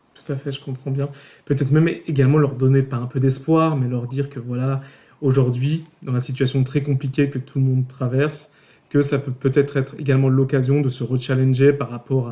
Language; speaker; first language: French; native; French